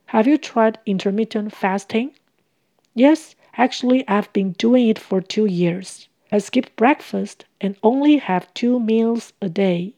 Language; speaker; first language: English; non-native, fluent; Chinese